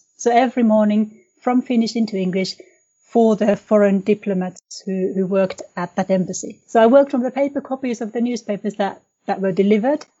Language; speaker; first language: English; non-native, fluent; Finnish